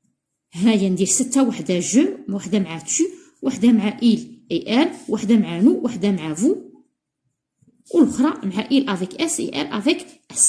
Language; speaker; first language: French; non-native, local second language; Arabic